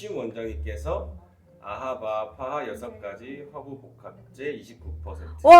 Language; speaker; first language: Korean; native; Korean